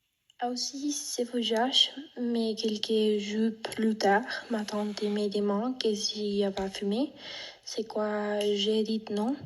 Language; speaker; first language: French; non-native, learner; Spanish